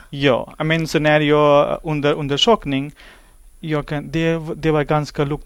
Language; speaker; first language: Swedish; non-native, learner; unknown